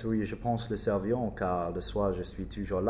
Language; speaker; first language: French; non-native, learner; English